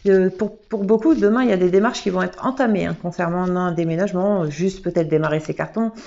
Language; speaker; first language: French; native; French